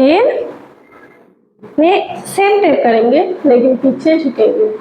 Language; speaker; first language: Hindi; non-native, local second language; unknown